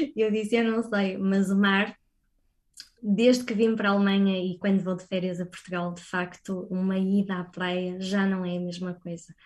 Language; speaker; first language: Portuguese; native; Portuguese